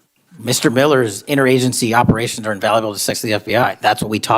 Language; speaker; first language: English; native; English